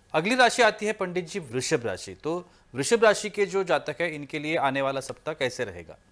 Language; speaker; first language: Hindi; non-native, local second language; Marathi